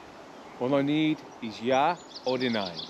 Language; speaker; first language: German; non-native, learner; English